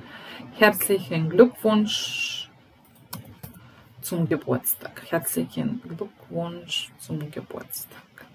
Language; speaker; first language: German; non-native, fluent; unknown